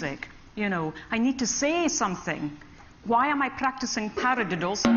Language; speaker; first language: English; native; English